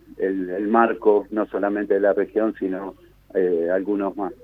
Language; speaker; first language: Spanish; native; Spanish